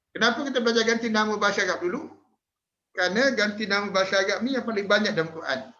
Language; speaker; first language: Malay; native; Malay